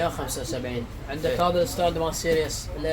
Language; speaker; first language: Arabic; native; Arabic